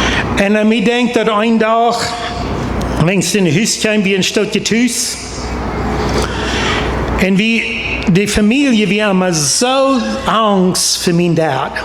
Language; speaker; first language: German; non-native, learner; Plautdietsch